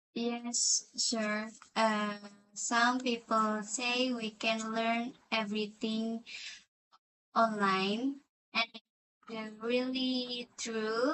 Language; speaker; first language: English; non-native, learner; Indonesian